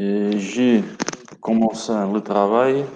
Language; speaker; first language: French; non-native, learner; Portuguese